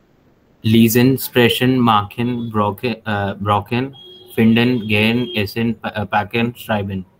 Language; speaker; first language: German; non-native, learner; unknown